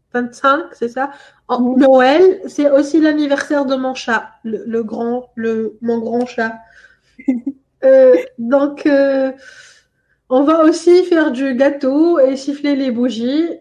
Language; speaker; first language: French; non-native, local second language; Arabic